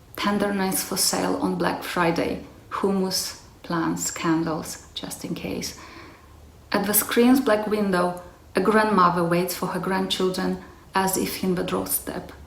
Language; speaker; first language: English; non-native, fluent; Romanian